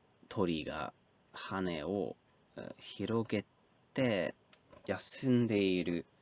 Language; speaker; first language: Japanese; non-native, learner; English